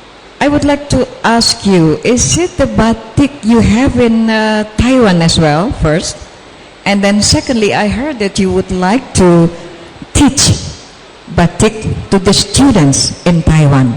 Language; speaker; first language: English; non-native, fluent; Indonesian